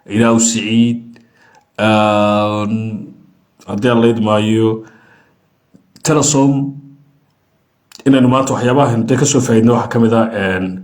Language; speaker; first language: Somali; native; Somali